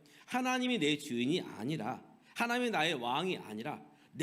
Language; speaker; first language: Korean; native; Korean